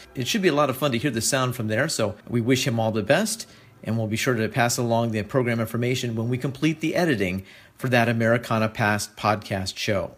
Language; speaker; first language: English; native; English